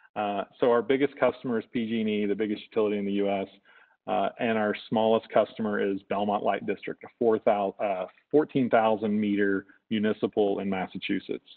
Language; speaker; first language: English; native; English